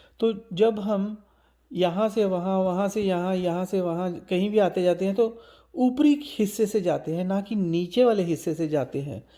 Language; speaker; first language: Hindi; native; Hindi